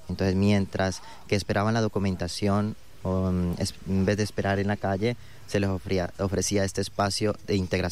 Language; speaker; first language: Spanish; native; Spanish